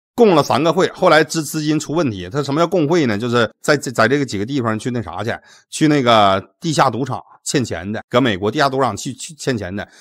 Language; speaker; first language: Chinese; native; Chinese